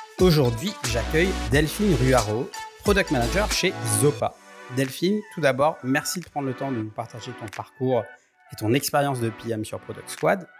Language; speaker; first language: French; native; French